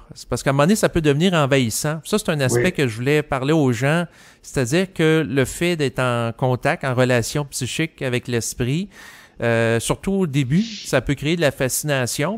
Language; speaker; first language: French; native; French